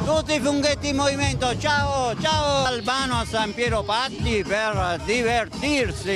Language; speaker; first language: Italian; native; Italian